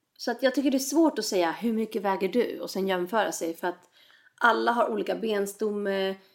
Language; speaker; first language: Swedish; native; Swedish